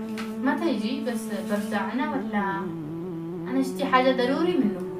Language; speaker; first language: Arabic; non-native, learner; Oromo